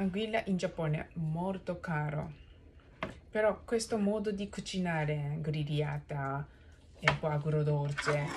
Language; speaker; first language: Italian; non-native, learner; Japanese